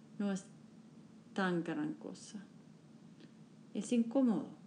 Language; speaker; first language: Spanish; non-native, learner; English